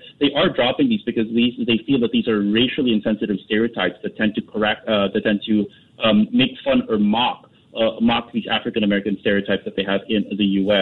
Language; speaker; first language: English; non-native, local second language; Filipino